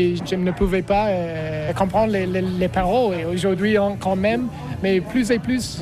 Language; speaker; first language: French; non-native, learner; English